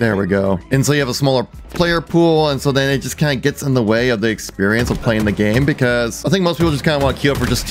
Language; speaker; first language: English; native; English